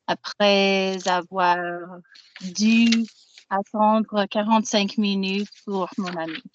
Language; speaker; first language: French; non-native, learner; English